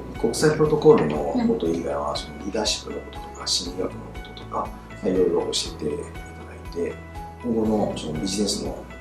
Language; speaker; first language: Japanese; non-native, fluent; Chinese